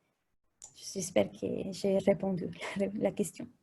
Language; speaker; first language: French; non-native, fluent; Spanish